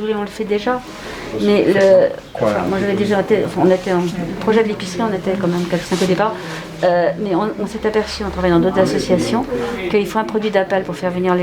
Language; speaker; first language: French; native; French